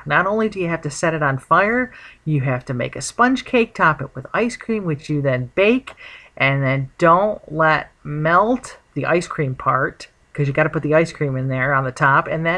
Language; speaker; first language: English; native; English